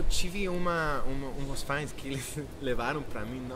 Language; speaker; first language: Portuguese; non-native, fluent; Spanish